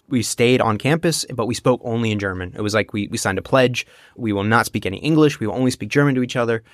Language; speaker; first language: English; native; English